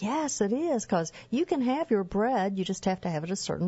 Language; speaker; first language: English; native; English